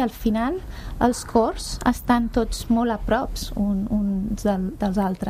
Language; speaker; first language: Catalan; non-native, fluent; Persian